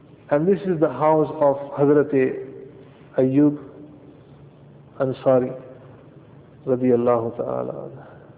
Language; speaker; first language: English; early bilingual, other home language; Urdu